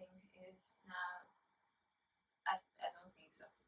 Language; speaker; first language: English; non-native, learner; Chinese